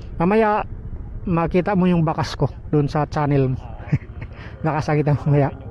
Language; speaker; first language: Filipino; non-native, local second language; Cebuano